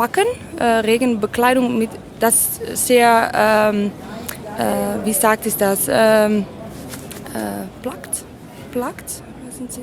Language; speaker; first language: German; non-native, learner; Dutch